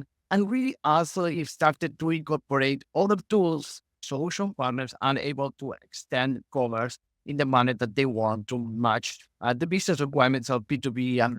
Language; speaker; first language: English; non-native, fluent; Spanish